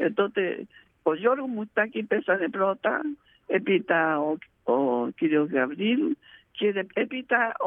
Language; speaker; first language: Greek; early bilingual, heritage; Greek